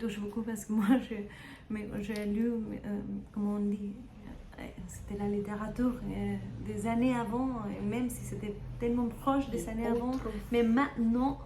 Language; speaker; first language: French; non-native, learner; Spanish